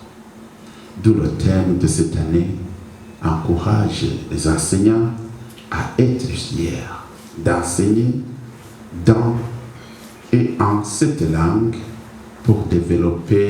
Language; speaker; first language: French; non-native, local second language; Rundi